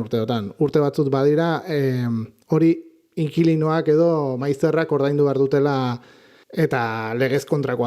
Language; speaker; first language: Basque; native; Basque